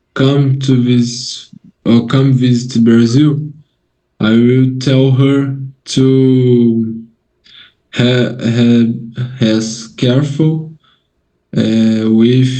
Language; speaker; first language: English; non-native, learner; Portuguese